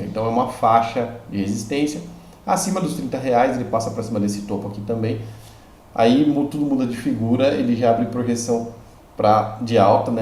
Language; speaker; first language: Portuguese; native; Portuguese